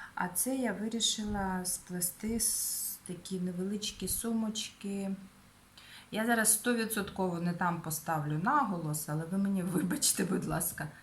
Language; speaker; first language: Ukrainian; non-native, local second language; Russian